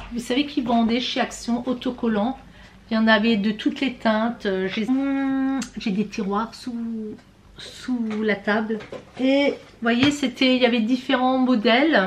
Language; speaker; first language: French; native; French